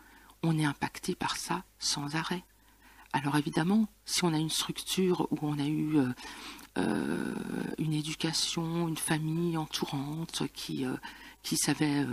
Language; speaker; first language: French; native; French